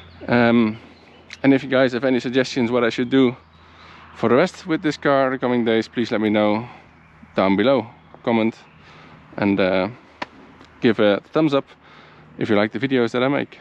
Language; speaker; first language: English; non-native, fluent; Dutch